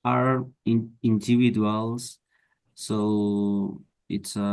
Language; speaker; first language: English; non-native, learner; Spanish